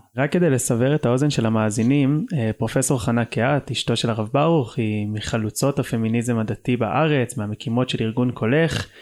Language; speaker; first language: Hebrew; native; Hebrew